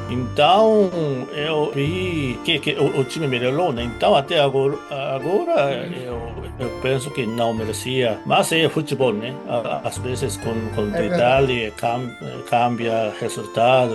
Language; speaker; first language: Portuguese; non-native, fluent; Japanese